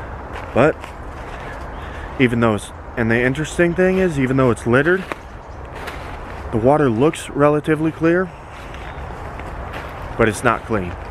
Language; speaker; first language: English; native; English